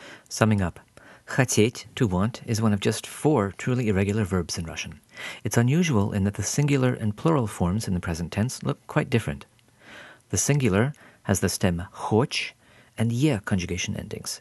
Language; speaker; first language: English; native; English